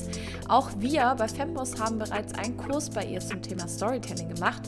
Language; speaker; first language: German; native; German